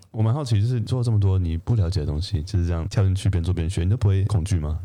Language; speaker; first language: Chinese; native; Chinese